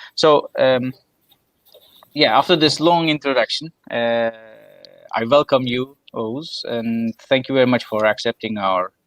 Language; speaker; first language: English; non-native, fluent; Turkish